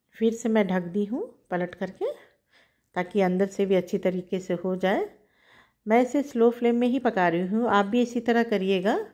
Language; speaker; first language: Hindi; native; Hindi